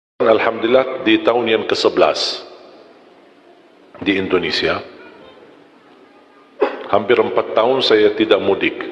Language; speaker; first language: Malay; non-native, fluent; Arabic